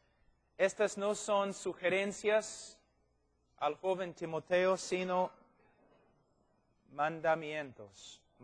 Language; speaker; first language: Spanish; non-native, fluent; English